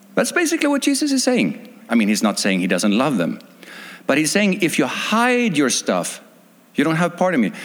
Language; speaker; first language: English; non-native, fluent; Swedish